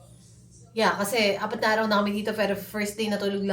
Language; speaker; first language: Filipino; native; Filipino